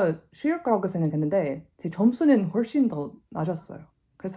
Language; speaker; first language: Korean; non-native, fluent; English